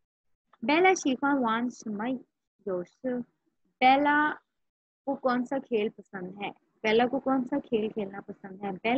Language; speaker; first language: Chinese; non-native, fluent; Urdu